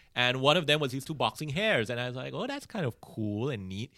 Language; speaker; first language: English; native; English